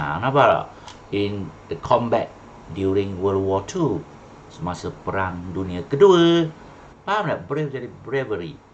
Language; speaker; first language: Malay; non-native, local second language; Chinese